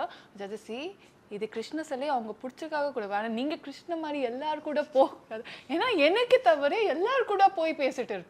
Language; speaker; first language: Tamil; non-native, learner; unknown